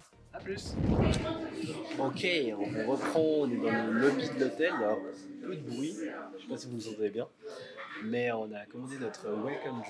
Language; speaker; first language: French; native; French